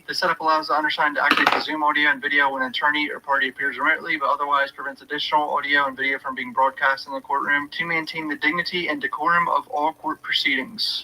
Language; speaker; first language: English; native; English